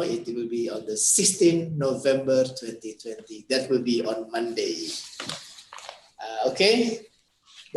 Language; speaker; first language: English; non-native, fluent; Indonesian